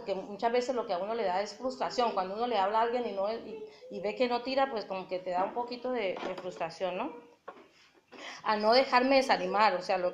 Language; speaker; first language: Spanish; native; Spanish